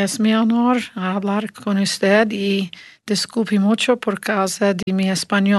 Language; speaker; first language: Spanish; non-native, learner; English